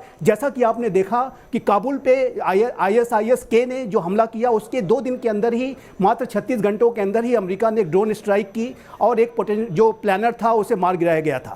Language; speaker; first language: Hindi; native; Hindi